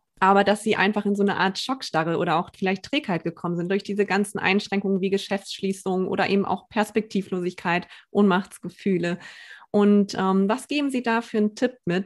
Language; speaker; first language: German; native; German